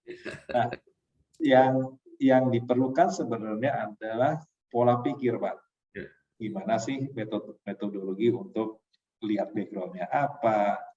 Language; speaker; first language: Indonesian; native; Indonesian